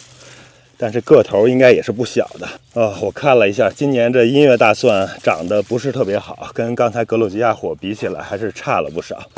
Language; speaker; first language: Chinese; native; Chinese